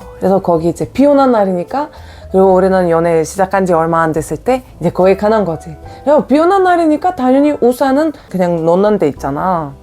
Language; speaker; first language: Korean; non-native, fluent; Bulgarian